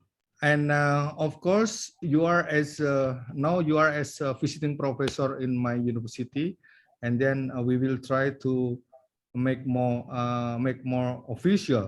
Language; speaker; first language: English; non-native, learner; Indonesian